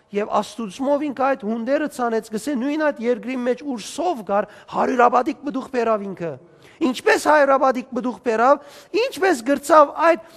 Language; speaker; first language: Armenian; native; Armenian